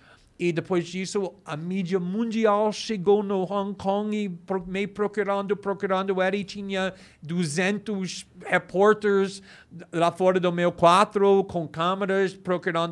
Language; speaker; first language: Portuguese; non-native, fluent; English